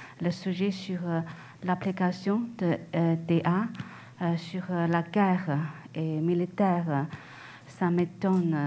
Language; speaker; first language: French; non-native, learner; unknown